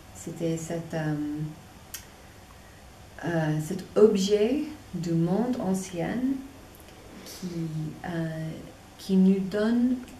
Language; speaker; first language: French; non-native, fluent; English